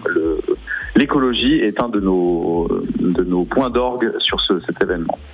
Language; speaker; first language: French; native; French